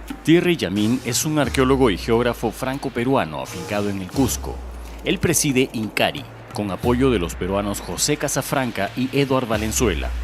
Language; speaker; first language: Spanish; native; Spanish